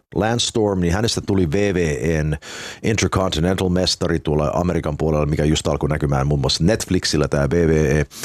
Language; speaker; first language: Finnish; early bilingual, heritage; Finnish